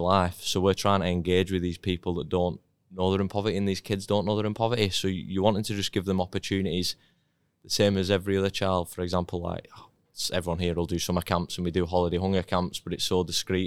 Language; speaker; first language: English; native; English